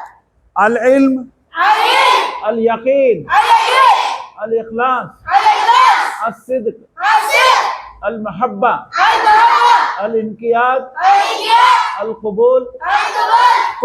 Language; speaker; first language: Telugu; non-native, local second language; Urdu